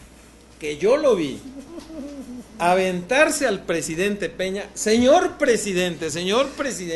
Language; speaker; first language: Spanish; native; Spanish